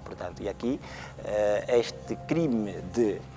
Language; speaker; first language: Portuguese; native; Portuguese